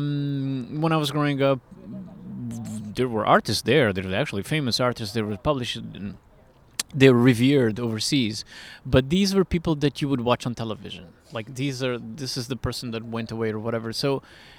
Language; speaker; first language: English; non-native, fluent; Portuguese